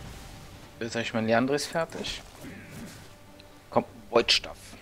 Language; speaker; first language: German; native; German